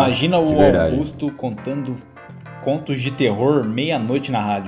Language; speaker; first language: Portuguese; native; Portuguese